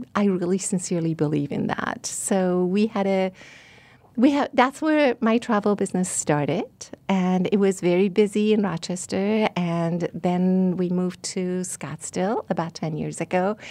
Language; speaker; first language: English; non-native, fluent; Persian